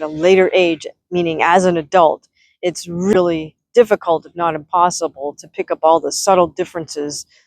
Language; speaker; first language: English; native; English